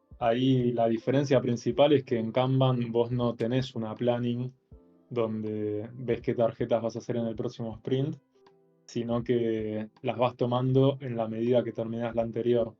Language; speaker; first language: Spanish; native; Spanish